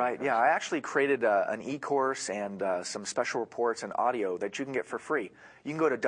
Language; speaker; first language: English; native; English